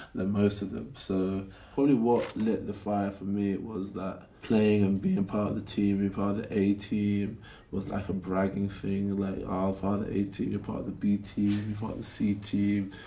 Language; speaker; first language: English; native; English